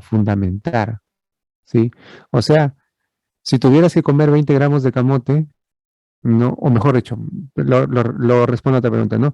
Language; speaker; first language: Spanish; native; Spanish